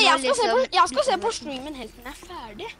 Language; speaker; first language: Norwegian; native; Norwegian